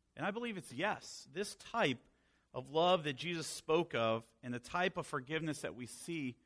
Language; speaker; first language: English; native; English